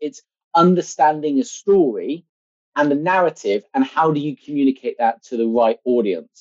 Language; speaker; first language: English; native; English